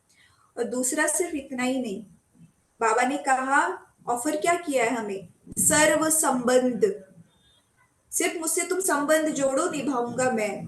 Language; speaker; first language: Hindi; native; Hindi